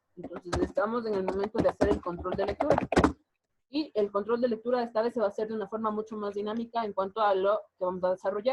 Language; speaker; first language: Spanish; native; Spanish